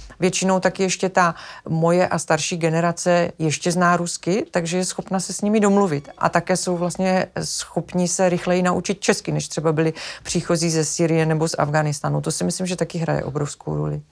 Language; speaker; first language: Czech; native; Czech